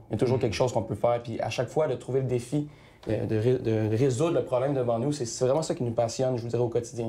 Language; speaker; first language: French; native; French